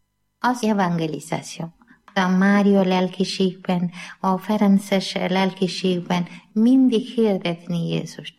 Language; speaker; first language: Hungarian; non-native, learner; Malayalam